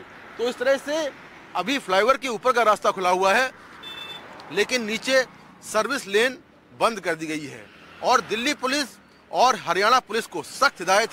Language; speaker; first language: Hindi; native; Hindi